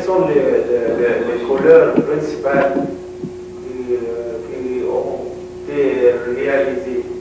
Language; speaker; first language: French; non-native, local second language; Arabic